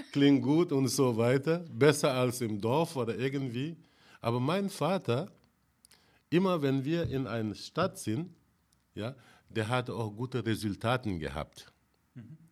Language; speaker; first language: German; non-native, fluent; Wolof